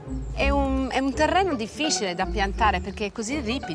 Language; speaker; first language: Italian; early bilingual, heritage; English